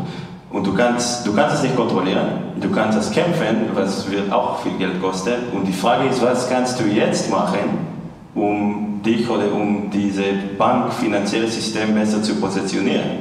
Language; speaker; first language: German; non-native, fluent; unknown